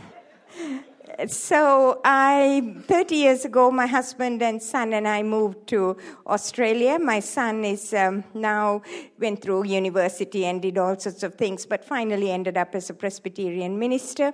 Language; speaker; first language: English; non-native, local second language; Tamil